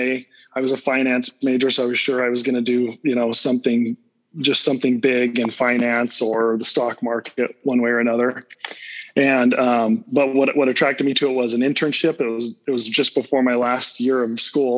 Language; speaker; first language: English; native; English